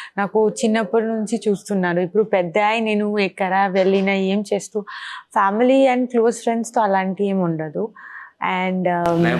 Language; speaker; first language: Telugu; non-native, local second language; Bangla